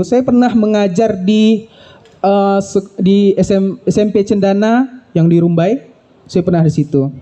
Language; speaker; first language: Indonesian; native; Indonesian